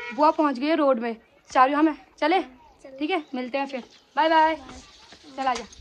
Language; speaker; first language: Hindi; native; Hindi